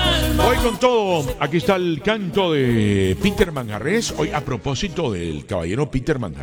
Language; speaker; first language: Spanish; native; Spanish